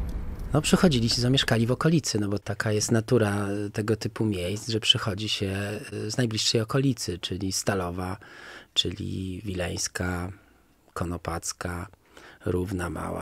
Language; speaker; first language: Polish; native; Polish